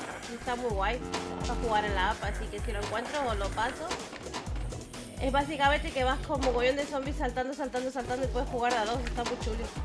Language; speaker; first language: Spanish; native; Spanish